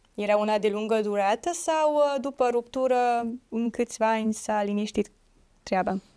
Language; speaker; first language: Romanian; non-native, local second language; Hungarian